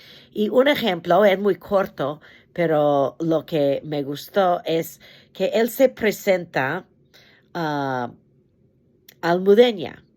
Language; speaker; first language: Spanish; non-native, fluent; English